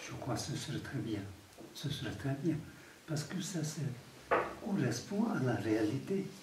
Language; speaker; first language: French; non-native, fluent; Tibetan